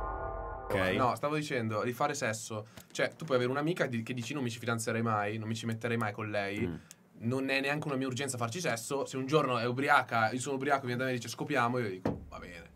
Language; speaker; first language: Italian; native; Italian